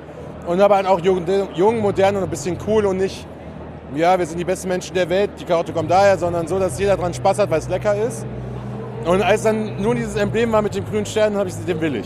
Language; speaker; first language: German; native; German